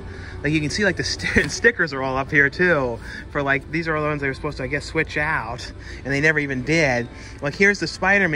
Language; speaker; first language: English; native; English